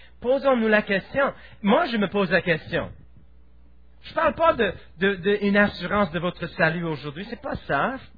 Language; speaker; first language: French; native; French